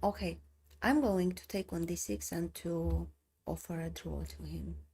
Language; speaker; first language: English; non-native, learner; Armenian